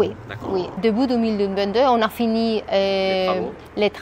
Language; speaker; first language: French; non-native, fluent; Spanish